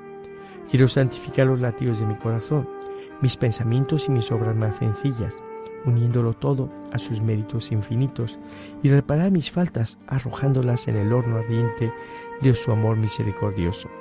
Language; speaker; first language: Spanish; native; Spanish